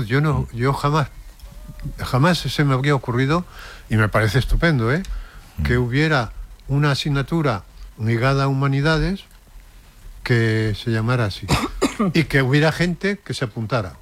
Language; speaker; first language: Spanish; native; Spanish